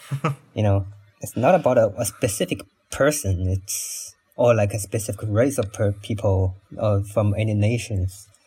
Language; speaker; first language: English; non-native, fluent; Chinese